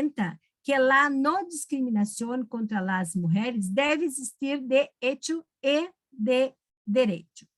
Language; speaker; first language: Spanish; non-native, learner; Portuguese